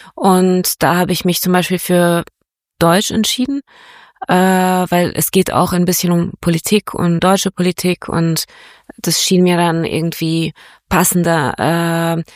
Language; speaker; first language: German; non-native, fluent; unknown